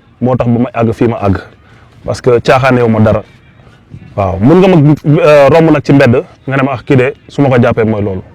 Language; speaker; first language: Wolof; non-native, local second language; Fula